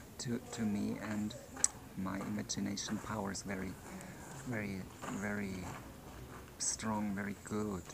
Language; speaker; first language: English; non-native, fluent; German